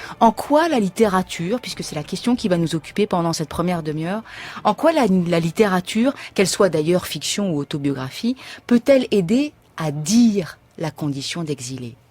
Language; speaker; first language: French; native; French